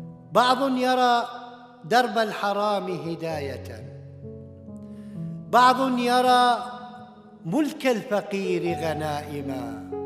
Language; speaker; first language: Arabic; native; Arabic